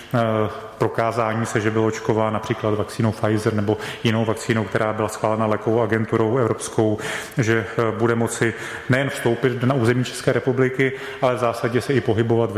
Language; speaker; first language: Czech; native; Czech